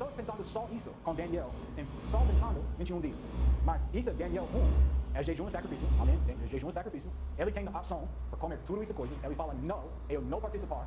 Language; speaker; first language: Portuguese; non-native, learner; English